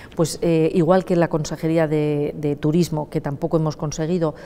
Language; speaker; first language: Spanish; native; Spanish